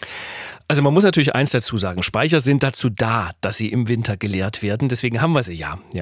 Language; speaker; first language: German; native; German